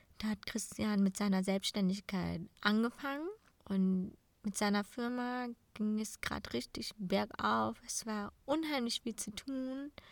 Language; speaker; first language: German; non-native, fluent; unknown